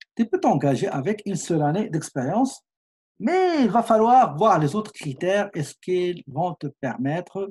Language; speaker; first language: French; non-native, local second language; Arabic